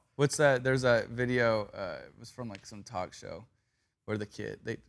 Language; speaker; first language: English; native; English